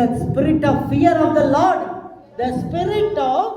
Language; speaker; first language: English; non-native, local second language; Tamil